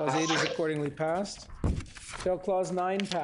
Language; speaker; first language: English; native; English